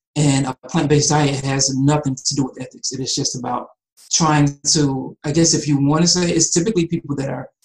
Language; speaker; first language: English; native; English